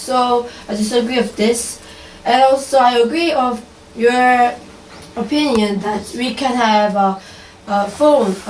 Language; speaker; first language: English; non-native, learner; Korean